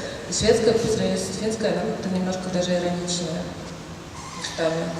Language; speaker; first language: Russian; native; Russian